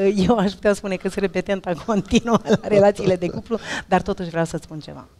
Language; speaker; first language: Romanian; native; Romanian